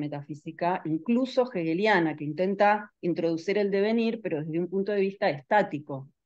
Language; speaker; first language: Spanish; native; Spanish